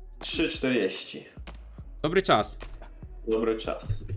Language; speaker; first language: Polish; native; Polish